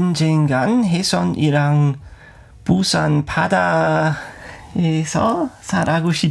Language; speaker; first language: Korean; non-native, learner; German